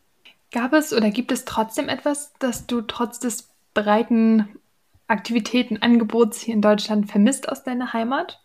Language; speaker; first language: German; native; German